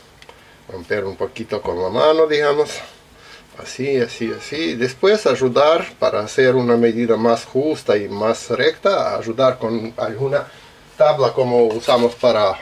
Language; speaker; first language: Spanish; non-native, learner; Russian